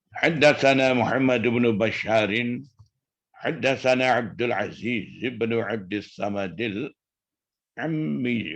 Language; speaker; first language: Arabic; non-native, fluent; Malay